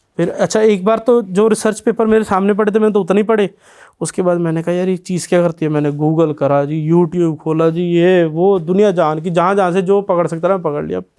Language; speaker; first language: Hindi; non-native, local second language; Punjabi